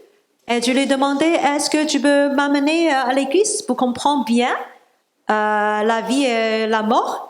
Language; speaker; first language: French; non-native, learner; Cantonese